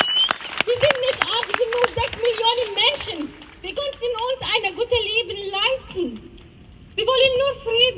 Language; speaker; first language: German; non-native, fluent; Arabic